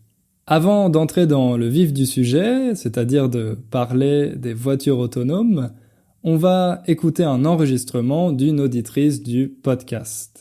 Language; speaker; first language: French; native; French